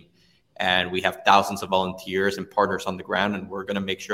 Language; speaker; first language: English; non-native, fluent; Spanish